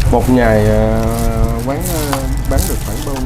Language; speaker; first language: Vietnamese; early bilingual, heritage; Vietnamese